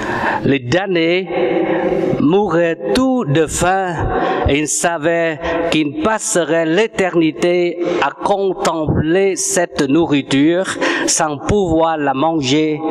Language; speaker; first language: French; non-native, fluent; Vietnamese